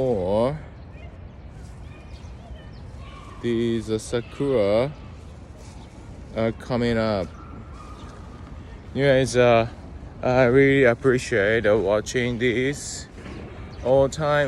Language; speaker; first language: English; non-native, learner; Japanese